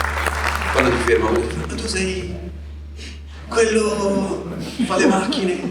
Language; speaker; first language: Italian; native; Italian